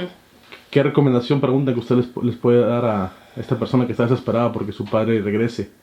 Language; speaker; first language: Spanish; native; Spanish